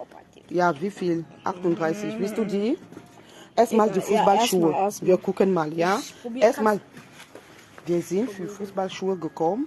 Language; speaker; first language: German; non-native, fluent; French